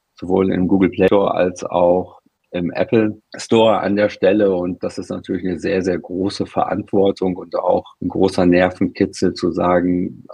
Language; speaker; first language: German; native; German